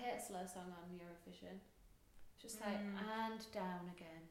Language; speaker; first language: English; native; English